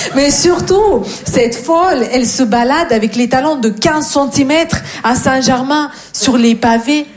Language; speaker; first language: French; non-native, fluent; Russian